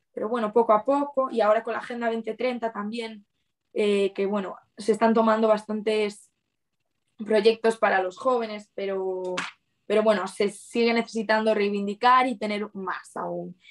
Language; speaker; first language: Spanish; native; Spanish